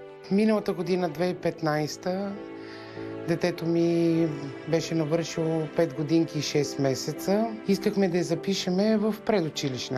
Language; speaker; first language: Bulgarian; native; Bulgarian